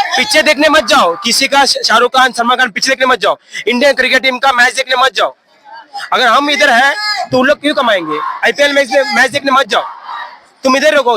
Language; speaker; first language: Hindi; non-native, local second language; Tamil